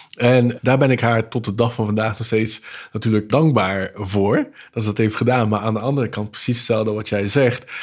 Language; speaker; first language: Dutch; non-native, local second language; Papiamento